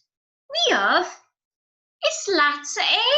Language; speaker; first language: Irish; non-native, local second language; English